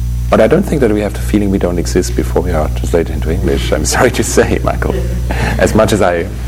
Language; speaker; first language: English; non-native, fluent; German